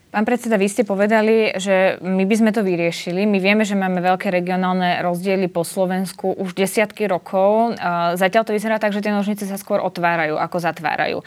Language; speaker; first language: Slovak; native; Slovak